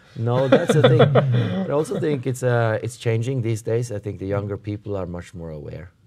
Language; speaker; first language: English; non-native, fluent; Norwegian